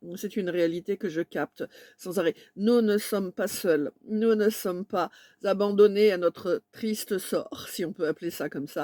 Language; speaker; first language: French; native; French